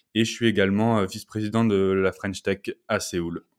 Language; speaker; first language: French; native; French